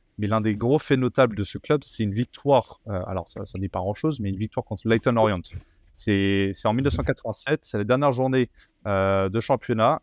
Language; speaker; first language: French; native; French